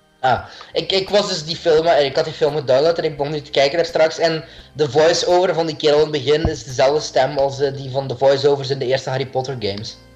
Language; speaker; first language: Dutch; native; Dutch